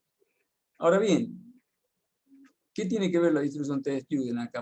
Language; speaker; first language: Spanish; native; Spanish